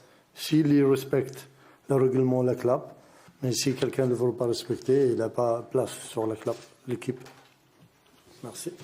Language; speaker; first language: French; non-native, learner; Arabic